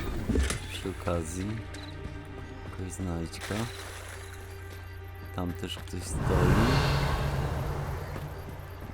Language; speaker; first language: Polish; native; Polish